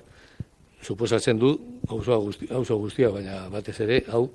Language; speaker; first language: Basque; non-native, local second language; Spanish